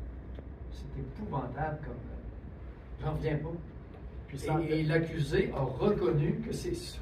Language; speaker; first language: French; native; French